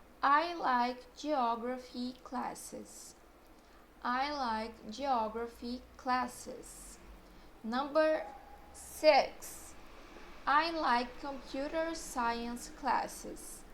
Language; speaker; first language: English; non-native, fluent; Portuguese